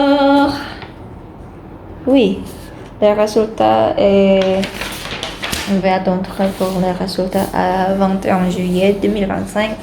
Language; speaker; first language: French; non-native, learner; Indonesian